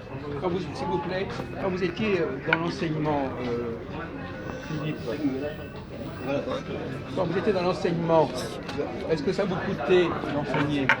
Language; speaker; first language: French; native; French